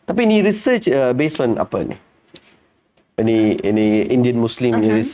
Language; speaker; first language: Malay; non-native, local second language; Tamil